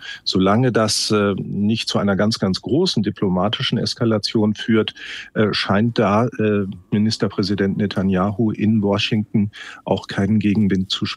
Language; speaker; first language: German; native; German